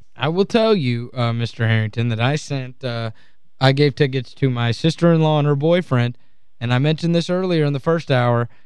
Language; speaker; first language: English; native; English